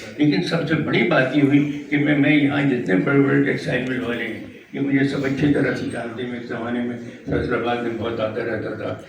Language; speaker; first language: Urdu; native; Urdu